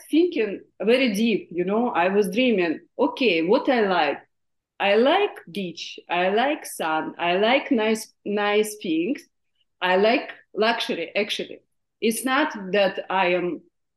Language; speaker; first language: English; non-native, fluent; Russian